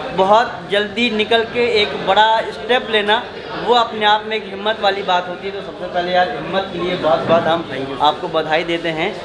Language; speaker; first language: Hindi; native; Hindi